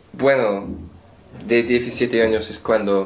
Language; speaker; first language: Spanish; non-native, learner; English